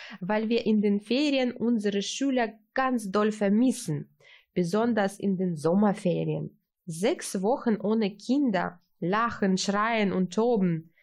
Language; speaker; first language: German; early bilingual, heritage; Russian